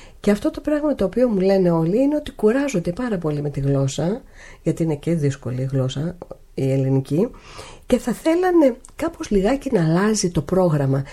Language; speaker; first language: Greek; native; Greek